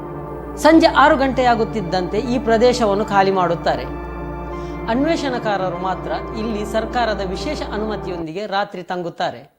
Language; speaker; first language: Kannada; native; Kannada